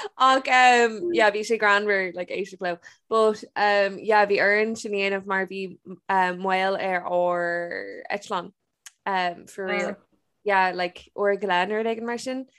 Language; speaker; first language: Irish; non-native, local second language; English